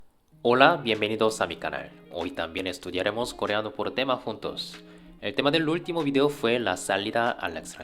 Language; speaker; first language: Spanish; non-native, fluent; Korean